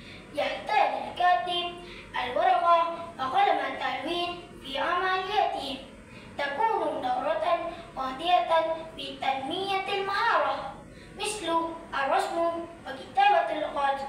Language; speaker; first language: Arabic; non-native, learner; Malay